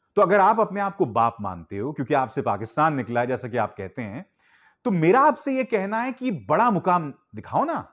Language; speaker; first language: Hindi; native; Hindi